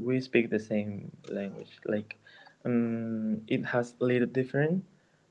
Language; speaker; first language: English; non-native, learner; Spanish